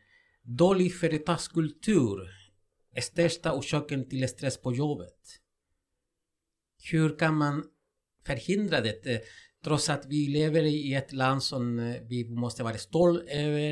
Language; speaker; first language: Swedish; non-native, fluent; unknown